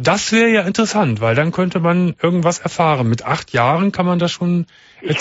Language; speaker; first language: German; native; German